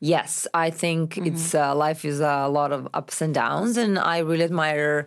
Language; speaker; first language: English; non-native, fluent; Serbian